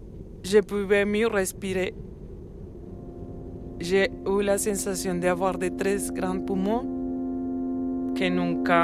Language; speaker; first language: French; non-native, learner; Spanish